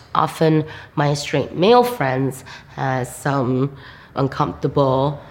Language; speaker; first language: English; non-native, fluent; Korean